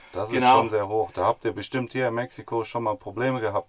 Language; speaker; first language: German; native; German